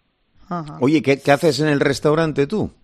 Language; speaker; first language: Spanish; native; Spanish